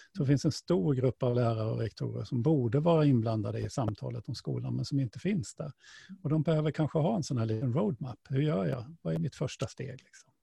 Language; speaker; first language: Swedish; native; Swedish